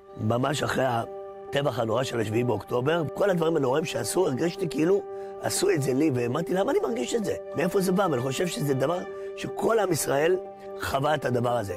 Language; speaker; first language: Hebrew; native; Hebrew